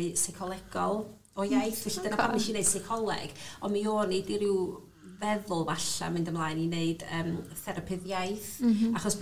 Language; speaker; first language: Welsh; native; Welsh